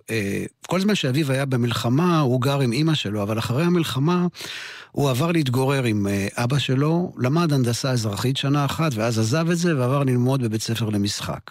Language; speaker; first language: Hebrew; native; Hebrew